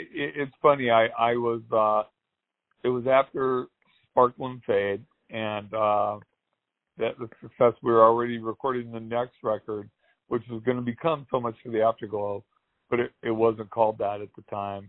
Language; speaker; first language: English; native; English